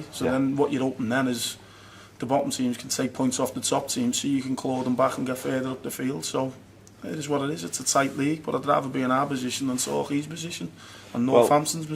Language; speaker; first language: English; native; English